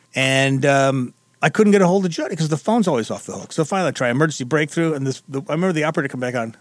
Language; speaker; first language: English; native; English